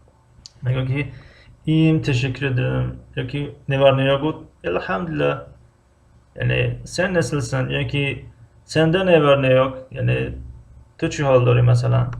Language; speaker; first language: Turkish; non-native, fluent; Persian